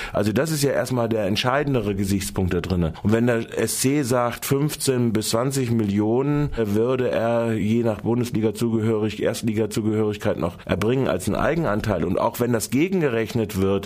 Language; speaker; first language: German; native; German